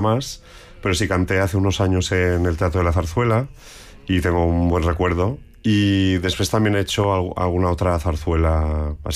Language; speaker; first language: Spanish; non-native, local second language; Catalan